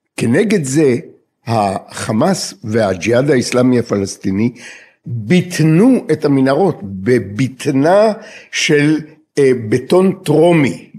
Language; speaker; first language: Hebrew; native; Hebrew